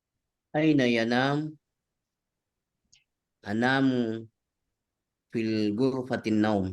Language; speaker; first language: Arabic; non-native, learner; Indonesian